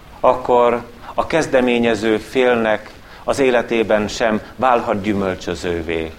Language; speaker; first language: Hungarian; native; Hungarian